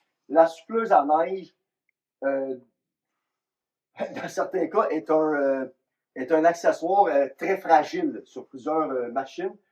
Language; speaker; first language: French; native; French